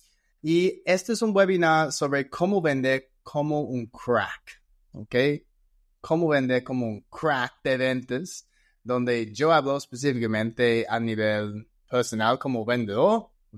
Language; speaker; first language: Spanish; non-native, fluent; English